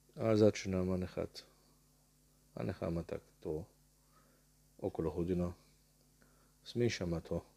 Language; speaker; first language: Slovak; non-native, learner; Arabic